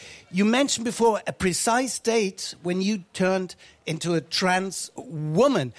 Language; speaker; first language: English; non-native, fluent; German